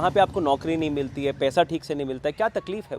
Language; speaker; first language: Hindi; native; Hindi